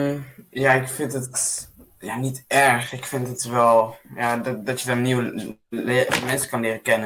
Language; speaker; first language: Dutch; early bilingual, other home language; German